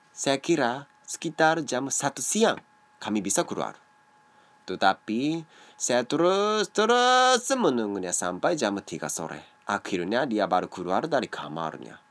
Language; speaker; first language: Indonesian; non-native, learner; Japanese